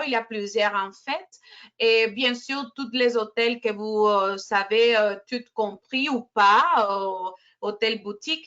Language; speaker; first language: French; non-native, fluent; Spanish